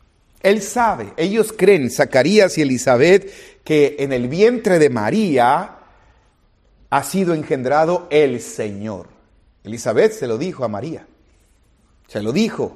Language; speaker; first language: Spanish; native; Spanish